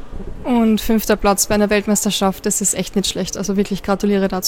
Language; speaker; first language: German; native; German